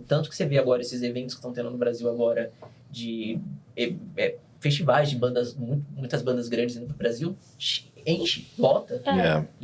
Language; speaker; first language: Portuguese; native; Portuguese